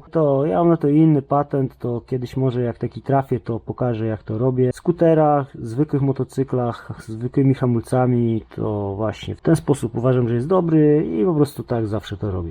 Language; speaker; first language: Polish; native; Polish